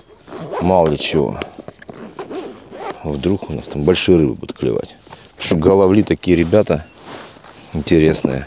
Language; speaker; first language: Russian; native; Russian